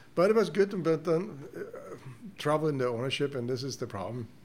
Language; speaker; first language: English; non-native, fluent; German